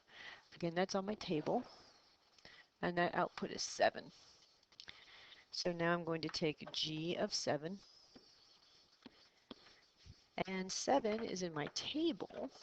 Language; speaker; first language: English; native; English